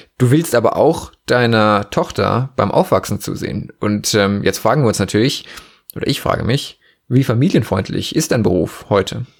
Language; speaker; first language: German; native; German